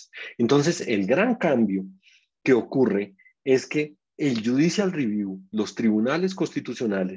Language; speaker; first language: Spanish; native; Spanish